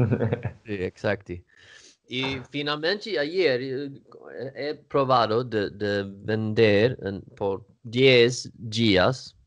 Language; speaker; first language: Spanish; non-native, learner; Swedish